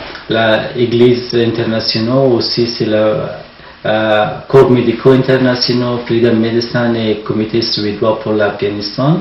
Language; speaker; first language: French; non-native, learner; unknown